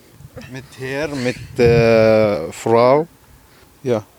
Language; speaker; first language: German; non-native, learner; Arabic